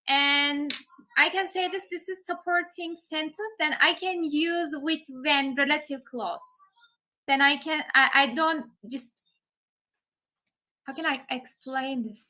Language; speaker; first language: English; non-native, fluent; Turkish